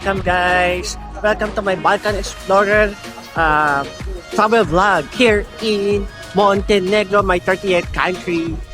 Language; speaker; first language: English; non-native, local second language; Filipino